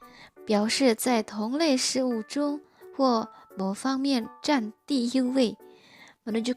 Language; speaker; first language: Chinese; non-native, fluent; Indonesian